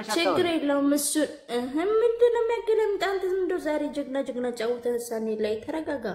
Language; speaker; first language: Amharic; native; Amharic